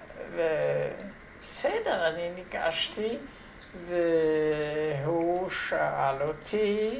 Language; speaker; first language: Hebrew; non-native, fluent; French